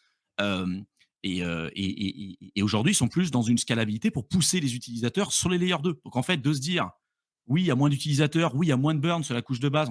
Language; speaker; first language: French; native; French